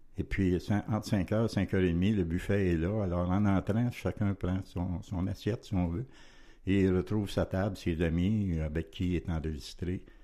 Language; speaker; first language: French; native; French